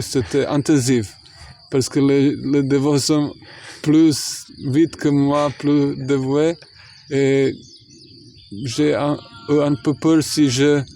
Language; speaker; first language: French; non-native, fluent; Croatian